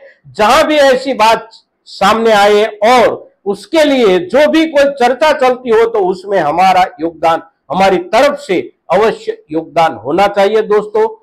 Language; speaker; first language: Hindi; non-native, local second language; Gujarati